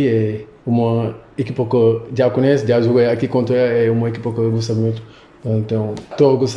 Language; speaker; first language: Portuguese; non-native, local second language; Wolof